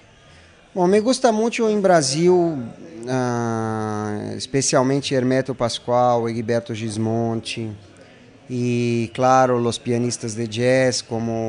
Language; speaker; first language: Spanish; non-native, fluent; Portuguese